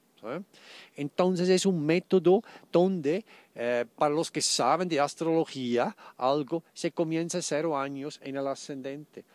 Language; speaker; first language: Spanish; non-native, fluent; German